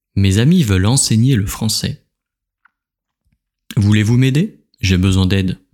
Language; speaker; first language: French; native; French